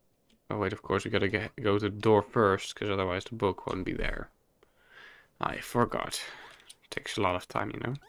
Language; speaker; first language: English; non-native, fluent; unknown